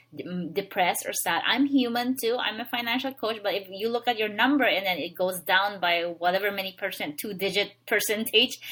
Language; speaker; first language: English; non-native, local second language; Filipino